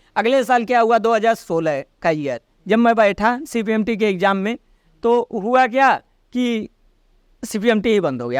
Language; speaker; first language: Hindi; native; Hindi